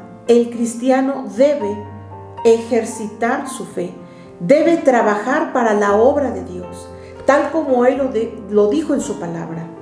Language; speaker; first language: Spanish; native; Spanish